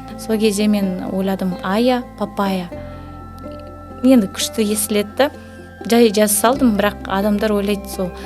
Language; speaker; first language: Kazakh; non-native, local second language; Russian